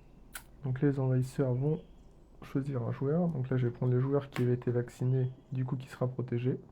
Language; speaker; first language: French; native; French